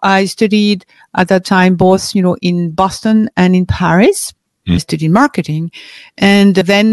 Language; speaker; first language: English; non-native, fluent; French